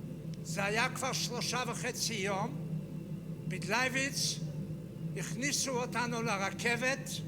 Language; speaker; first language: Hebrew; non-native, fluent; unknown